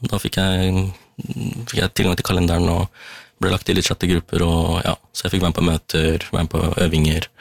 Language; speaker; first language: Norwegian; early bilingual, other home language; Tamil